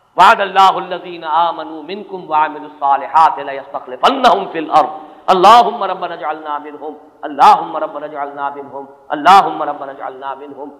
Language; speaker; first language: Urdu; native; Urdu